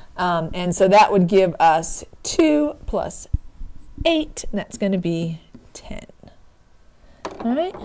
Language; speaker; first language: English; native; English